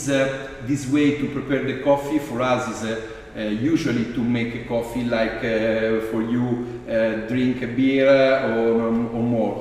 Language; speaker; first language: English; non-native, fluent; Italian